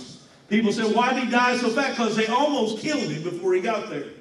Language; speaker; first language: English; native; English